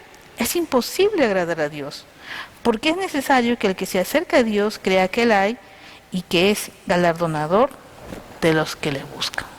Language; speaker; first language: Spanish; native; Spanish